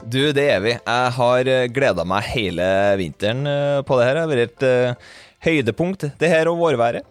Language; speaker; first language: Norwegian; native; Norwegian